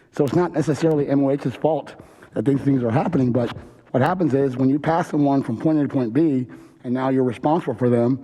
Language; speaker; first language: English; native; English